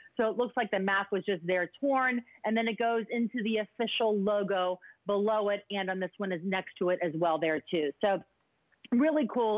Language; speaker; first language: English; native; English